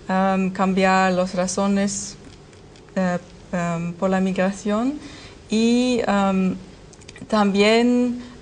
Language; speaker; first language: Spanish; non-native, fluent; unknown